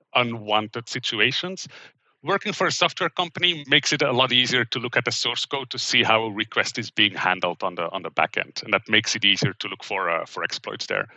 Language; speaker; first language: English; non-native, fluent; Dutch